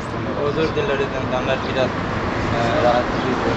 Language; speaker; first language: Turkish; non-native, learner; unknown